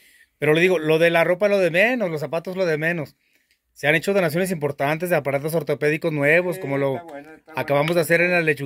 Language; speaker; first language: Spanish; native; Spanish